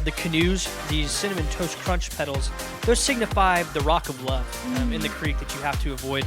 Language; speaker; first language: English; native; English